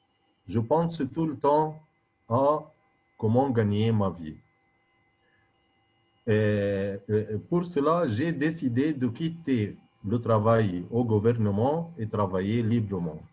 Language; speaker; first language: French; non-native, fluent; Arabic